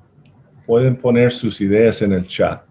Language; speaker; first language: Spanish; non-native, fluent; English